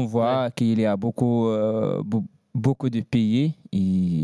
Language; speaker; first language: French; non-native, learner; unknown